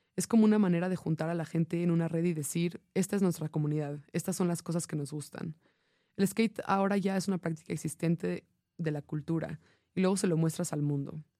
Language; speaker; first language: Spanish; non-native, fluent; English